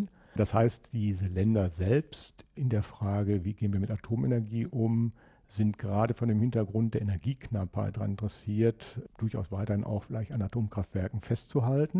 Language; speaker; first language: German; native; German